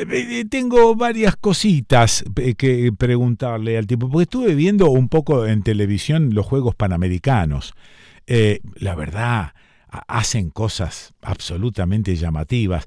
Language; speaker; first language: Spanish; native; Spanish